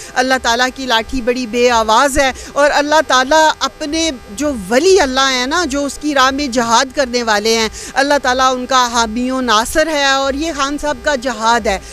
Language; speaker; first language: Urdu; native; Urdu